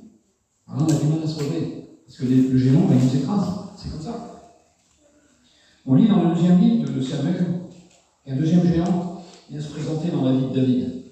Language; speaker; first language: French; native; French